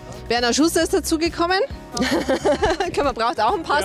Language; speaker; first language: German; native; German